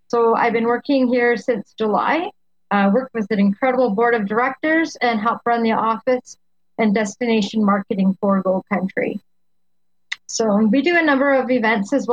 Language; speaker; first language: English; native; English